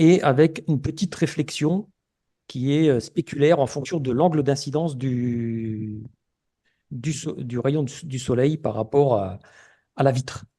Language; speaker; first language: French; native; French